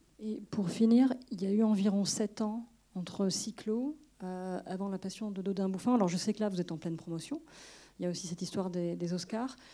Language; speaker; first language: French; native; French